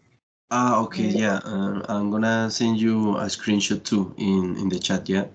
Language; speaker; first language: English; non-native, fluent; Spanish